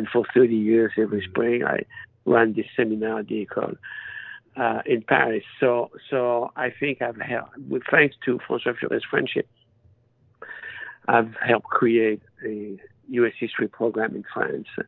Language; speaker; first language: English; non-native, fluent; French